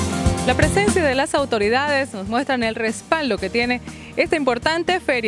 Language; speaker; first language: Spanish; native; Spanish